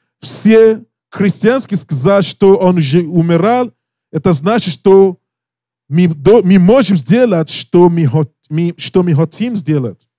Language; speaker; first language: Russian; non-native, learner; English